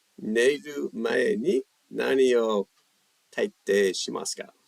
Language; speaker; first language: Japanese; non-native, fluent; English